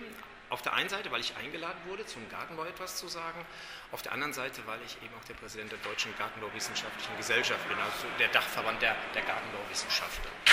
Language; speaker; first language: German; native; German